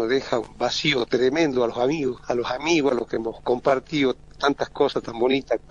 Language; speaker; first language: Spanish; native; Spanish